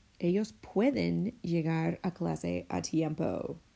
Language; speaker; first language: Spanish; non-native, fluent; English